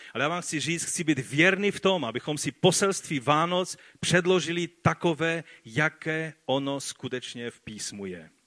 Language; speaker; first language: Czech; non-native, fluent; Polish